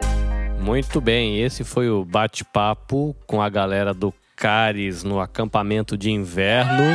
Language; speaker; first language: Portuguese; native; Portuguese